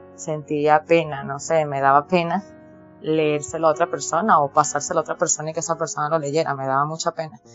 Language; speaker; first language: Spanish; native; Spanish